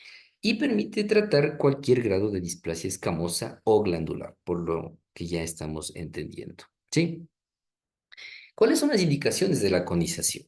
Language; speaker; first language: Spanish; native; Spanish